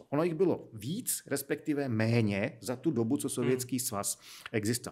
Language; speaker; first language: Czech; native; Czech